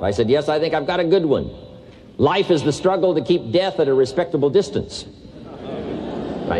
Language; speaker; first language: English; native; English